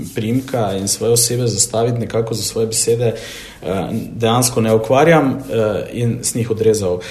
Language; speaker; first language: Slovenian; native; Slovenian